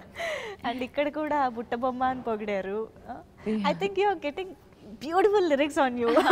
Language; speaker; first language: Telugu; native; Telugu